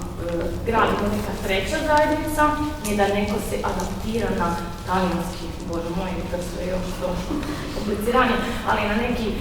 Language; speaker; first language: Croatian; non-native, fluent; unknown